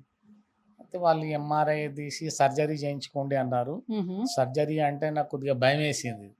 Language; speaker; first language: Telugu; native; Telugu